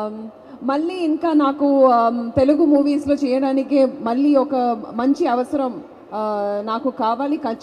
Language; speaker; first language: Telugu; non-native, fluent; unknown